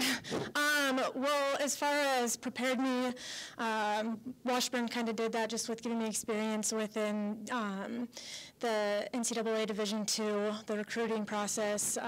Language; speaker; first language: English; native; English